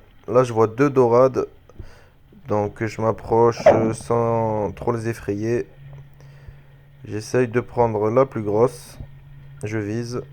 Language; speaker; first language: French; native; French